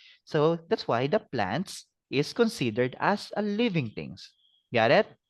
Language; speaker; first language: English; non-native, fluent; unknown